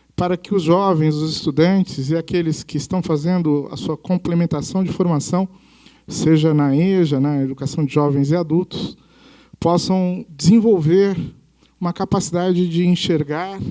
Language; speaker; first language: Portuguese; native; Portuguese